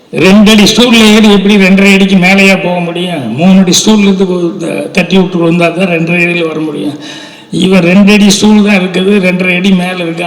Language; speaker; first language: Tamil; native; Tamil